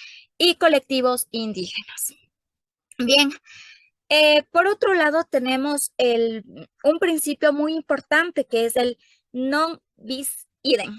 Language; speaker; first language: Spanish; native; Spanish